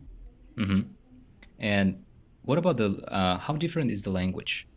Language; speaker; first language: English; non-native, fluent; Tajik